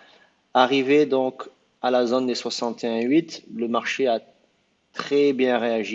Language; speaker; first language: French; native; French